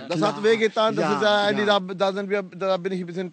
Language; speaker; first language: German; non-native, fluent; Punjabi